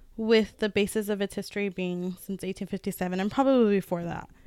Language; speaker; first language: English; early bilingual, other home language; Spanish